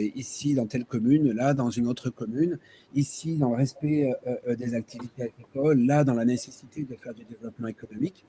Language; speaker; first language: French; native; French